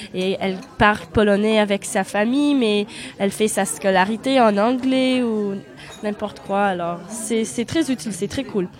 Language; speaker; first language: French; non-native, fluent; Polish